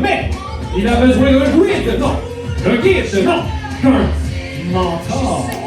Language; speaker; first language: French; native; French